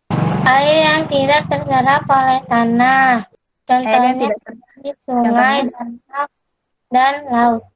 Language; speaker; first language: Indonesian; native; Indonesian